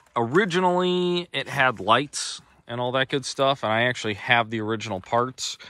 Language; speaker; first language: English; native; English